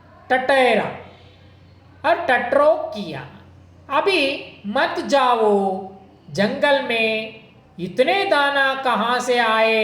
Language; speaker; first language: Hindi; non-native, local second language; Kannada